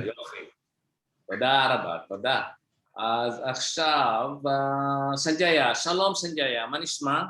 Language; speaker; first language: Hebrew; non-native, fluent; Indonesian